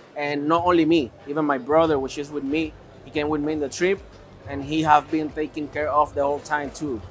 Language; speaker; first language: English; native; English